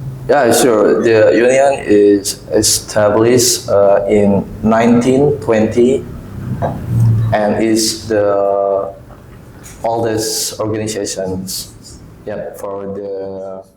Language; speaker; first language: English; non-native, local second language; Indonesian